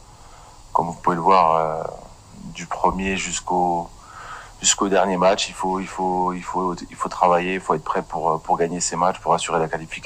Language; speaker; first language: French; native; French